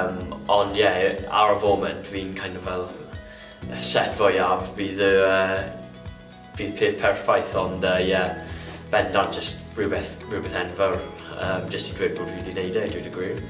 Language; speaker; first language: Welsh; non-native, local second language; English